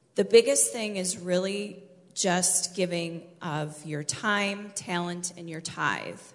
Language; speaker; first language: English; native; English